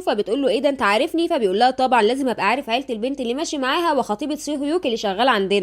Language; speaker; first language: Arabic; native; Arabic